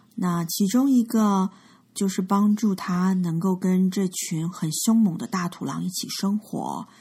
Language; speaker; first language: Chinese; native; Chinese